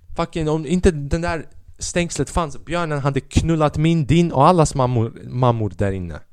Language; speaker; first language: Swedish; early bilingual, other home language; Albanian